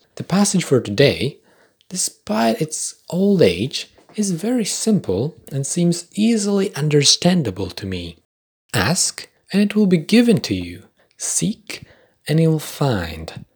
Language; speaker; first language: English; non-native, fluent; Polish